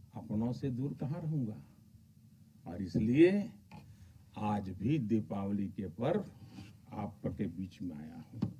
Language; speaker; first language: Hindi; non-native, local second language; Gujarati